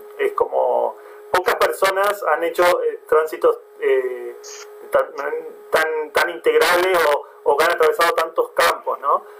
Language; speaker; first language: Spanish; native; Spanish